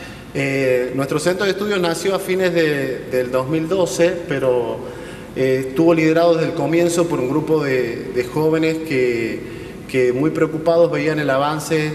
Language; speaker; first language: Spanish; native; Spanish